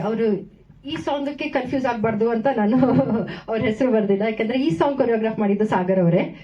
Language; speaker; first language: Kannada; non-native, local second language; Tamil